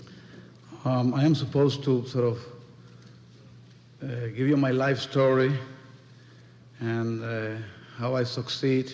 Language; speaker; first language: English; non-native, fluent; Spanish